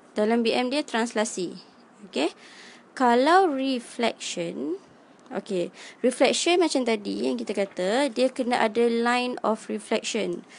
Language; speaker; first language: Malay; native; Malay